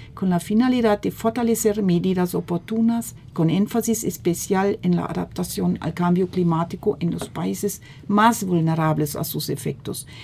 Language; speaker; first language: Spanish; non-native, fluent; German